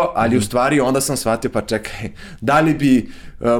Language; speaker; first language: Serbian; non-native, fluent; Portuguese